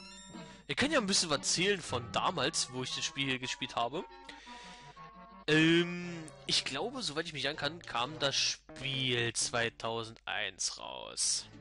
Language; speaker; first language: German; native; German